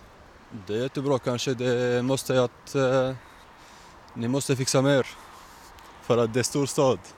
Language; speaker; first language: Swedish; non-native, learner; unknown